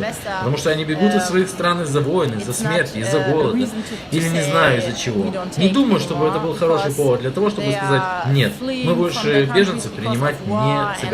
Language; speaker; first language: Russian; native; Russian